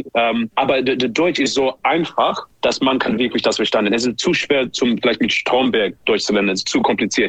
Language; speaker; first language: German; non-native, learner; English